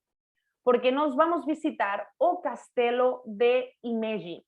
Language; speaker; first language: Portuguese; non-native, fluent; Spanish